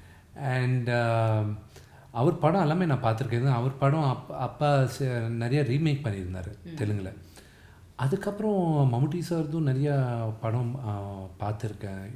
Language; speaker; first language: Tamil; non-native, local second language; Telugu